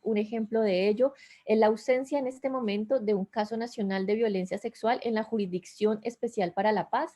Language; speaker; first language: Spanish; native; Spanish